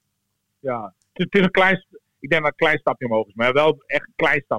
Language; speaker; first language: Dutch; native; Dutch